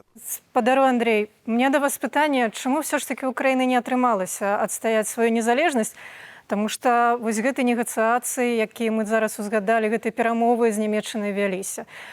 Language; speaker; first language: Belarusian; native; Belarusian